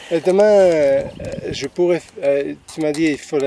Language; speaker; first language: French; non-native, fluent; English